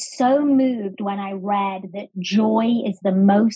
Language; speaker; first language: English; native; English